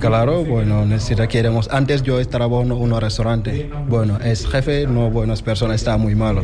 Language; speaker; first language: Spanish; non-native, learner; Wolof